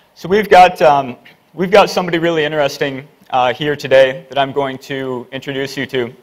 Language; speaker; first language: English; native; English